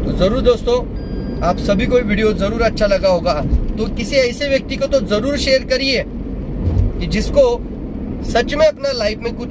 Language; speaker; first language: Hindi; non-native, local second language; Marathi